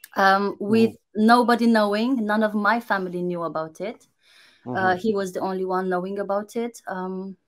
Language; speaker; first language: English; non-native, fluent; Romanian